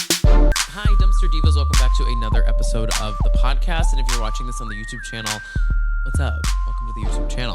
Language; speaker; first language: English; native; English